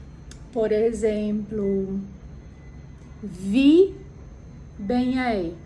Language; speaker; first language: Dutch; non-native, fluent; Portuguese